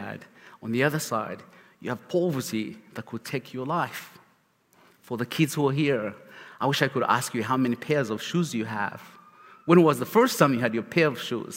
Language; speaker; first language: English; non-native, local second language; Kinyarwanda